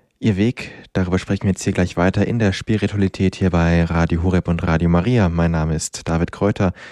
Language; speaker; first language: German; native; German